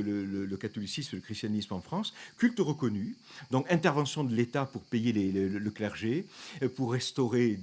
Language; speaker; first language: French; native; French